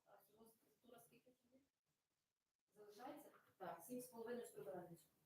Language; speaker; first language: Ukrainian; native; Ukrainian